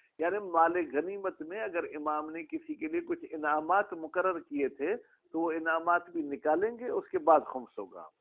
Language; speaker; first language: Urdu; non-native, local second language; Sindhi